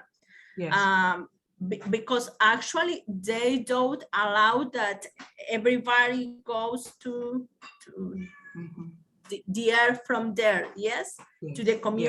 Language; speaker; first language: English; non-native, learner; Spanish